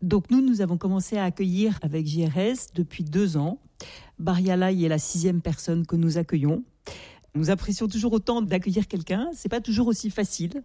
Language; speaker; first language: French; native; French